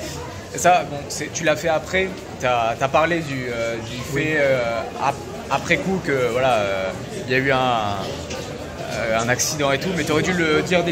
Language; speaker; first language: French; native; French